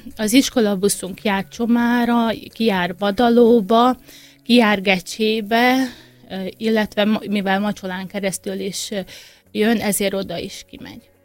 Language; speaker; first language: Hungarian; native; Hungarian